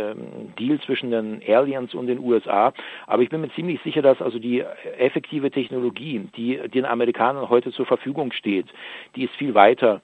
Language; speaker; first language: German; native; German